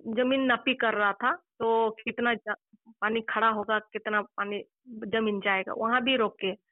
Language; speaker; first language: Hindi; non-native, local second language; Santali